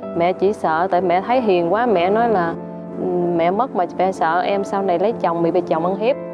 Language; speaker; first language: Vietnamese; native; Vietnamese